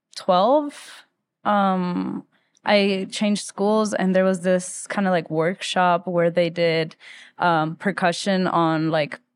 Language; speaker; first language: English; early bilingual, other home language; Spanish